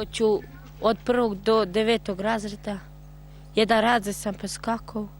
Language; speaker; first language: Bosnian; non-native, local second language; Albanian